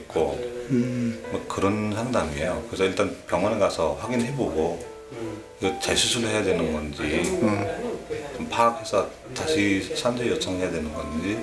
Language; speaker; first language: Korean; non-native, fluent; Nepali